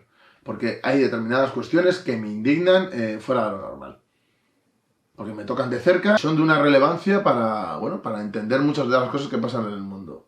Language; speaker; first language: Spanish; native; Spanish